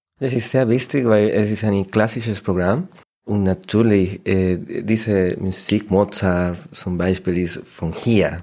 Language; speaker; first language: German; non-native, learner; Spanish